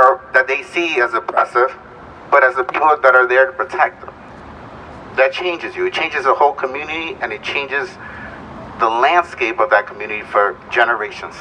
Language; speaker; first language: English; early bilingual, other home language; Spanish